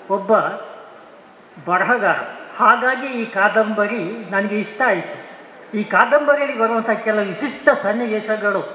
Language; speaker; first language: Kannada; non-native, local second language; Badaga